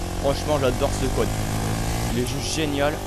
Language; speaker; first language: French; native; French